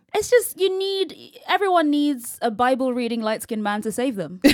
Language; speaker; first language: English; native; English